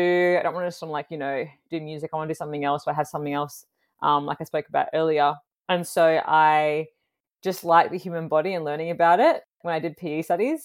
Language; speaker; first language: English; native; English